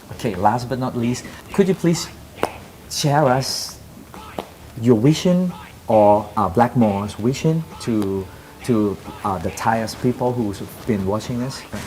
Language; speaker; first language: English; non-native, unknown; Thai